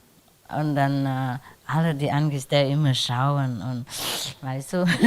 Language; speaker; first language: German; non-native, learner; Vietnamese